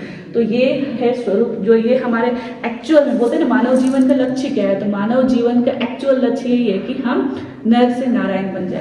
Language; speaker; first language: Hindi; native; Hindi